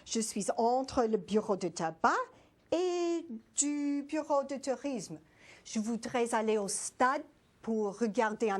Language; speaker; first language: French; non-native, fluent; English